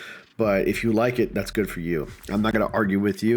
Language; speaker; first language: English; native; English